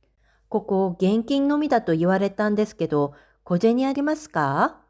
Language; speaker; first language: Japanese; non-native, fluent; Korean